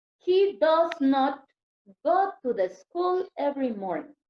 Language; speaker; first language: English; non-native, learner; Spanish